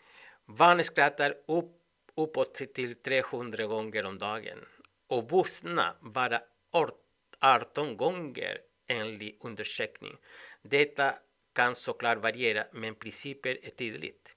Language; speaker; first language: Swedish; non-native, fluent; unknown